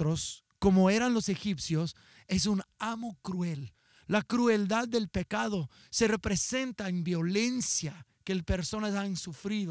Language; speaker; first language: Spanish; non-native, fluent; English